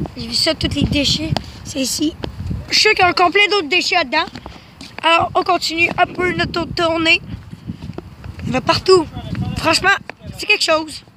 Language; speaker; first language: French; native; French